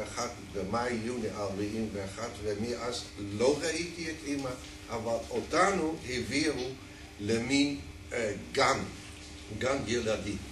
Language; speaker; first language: Hebrew; non-native, fluent; Dutch